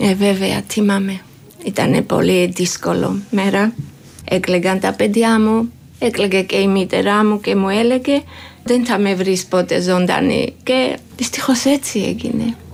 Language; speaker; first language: Greek; non-native, learner; Georgian